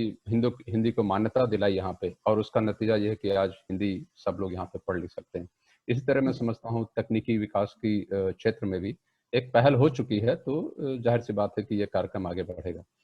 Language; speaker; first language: Hindi; native; Hindi